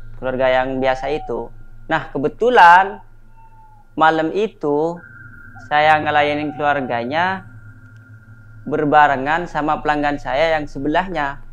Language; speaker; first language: Indonesian; native; Indonesian